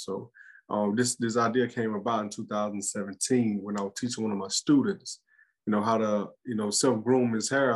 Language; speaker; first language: English; native; English